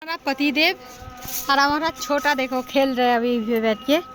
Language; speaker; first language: Hindi; non-native, local second language; Bangla